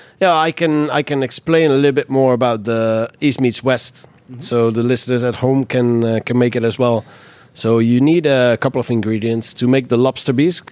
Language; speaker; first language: English; non-native, fluent; Dutch